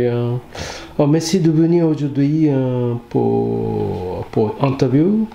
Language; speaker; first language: French; non-native, fluent; Japanese